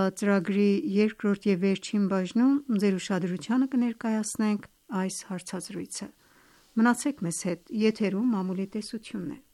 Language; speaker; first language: Armenian; native; Armenian